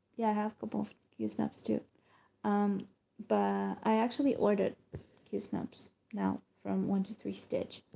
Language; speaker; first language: English; non-native, fluent; Hebrew